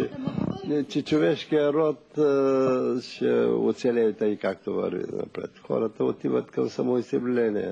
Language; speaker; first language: Bulgarian; native; Bulgarian